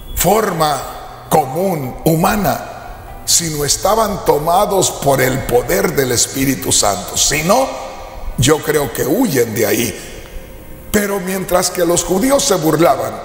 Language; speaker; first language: Spanish; native; Spanish